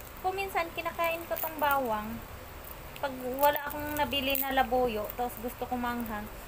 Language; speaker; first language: Filipino; non-native, local second language; Cebuano